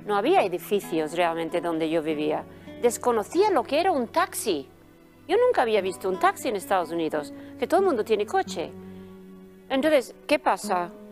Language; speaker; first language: Spanish; early bilingual, other home language; English